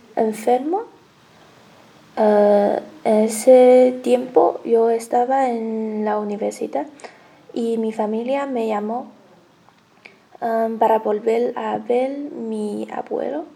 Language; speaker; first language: Spanish; non-native, learner; Chinese